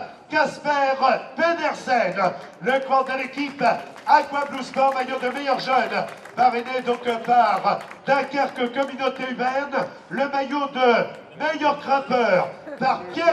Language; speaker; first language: French; native; French